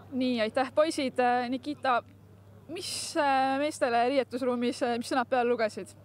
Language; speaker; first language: Estonian; native; Estonian